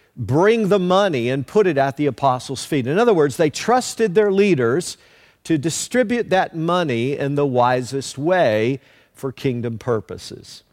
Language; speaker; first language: English; native; English